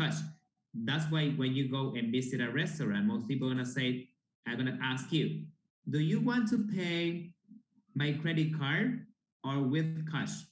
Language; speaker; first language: English; non-native, fluent; Spanish